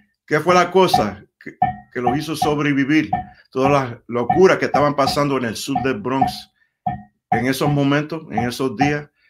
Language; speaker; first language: Spanish; early bilingual, heritage; Spanish